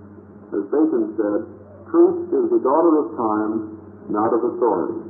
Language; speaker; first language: English; native; English